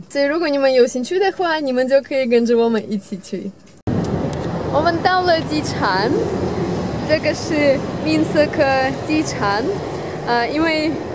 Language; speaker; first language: Chinese; non-native, fluent; Russian